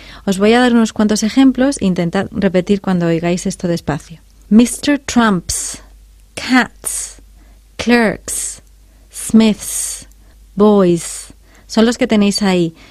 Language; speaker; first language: Spanish; native; Spanish